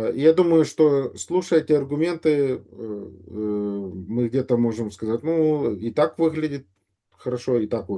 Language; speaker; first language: Russian; native; Russian